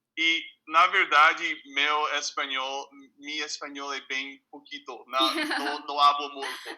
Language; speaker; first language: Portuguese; non-native, fluent; English